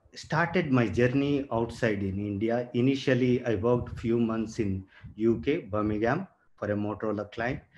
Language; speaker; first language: English; non-native, local second language; Telugu